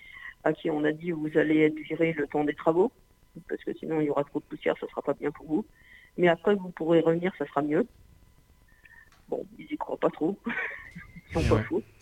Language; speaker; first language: French; native; French